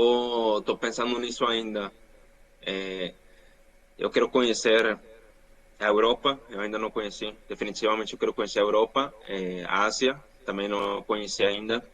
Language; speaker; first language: Portuguese; non-native, fluent; Spanish